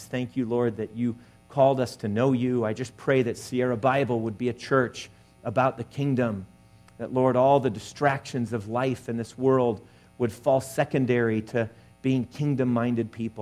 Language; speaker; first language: English; native; English